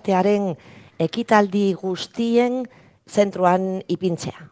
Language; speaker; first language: Basque; non-native, local second language; Spanish